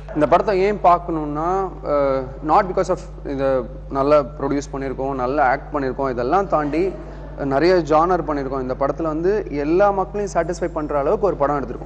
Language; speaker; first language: Tamil; native; Tamil